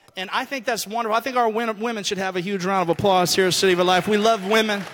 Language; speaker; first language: English; native; English